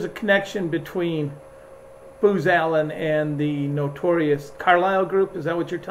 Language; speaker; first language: English; native; English